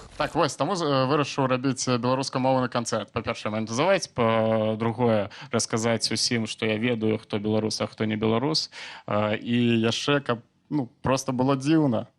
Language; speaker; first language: Belarusian; non-native, local second language; Russian